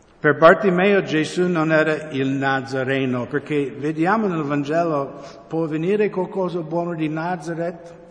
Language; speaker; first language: Italian; non-native, fluent; English